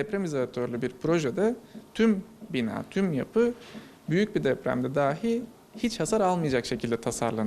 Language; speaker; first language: Turkish; native; Turkish